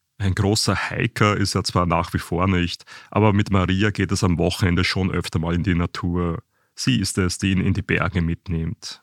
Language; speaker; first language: German; native; German